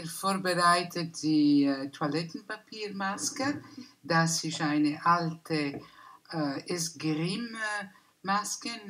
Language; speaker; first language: German; non-native, learner; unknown